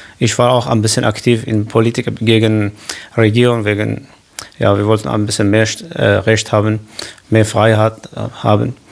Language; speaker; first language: German; non-native, learner; Kurdish